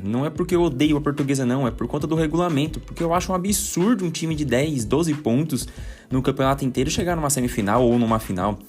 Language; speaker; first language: Portuguese; native; Portuguese